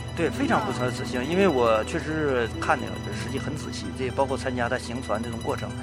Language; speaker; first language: Chinese; native; Chinese